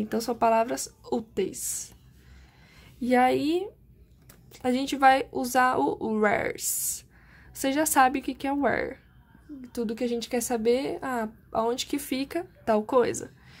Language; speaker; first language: Portuguese; native; Portuguese